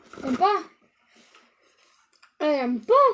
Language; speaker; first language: French; native; French